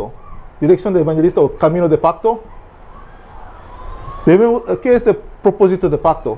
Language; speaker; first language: Spanish; non-native, learner; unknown